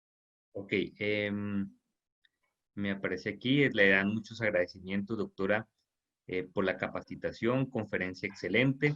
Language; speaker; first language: Spanish; native; Spanish